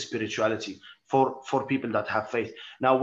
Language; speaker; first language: English; non-native, fluent; Arabic